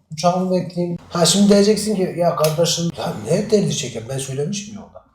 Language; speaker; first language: Turkish; early bilingual, heritage; Turkish